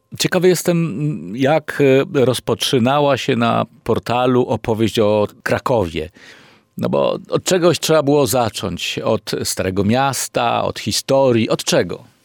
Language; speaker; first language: Polish; native; Polish